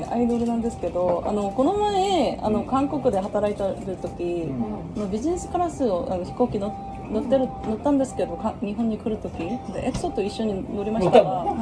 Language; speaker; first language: Japanese; non-native, fluent; Korean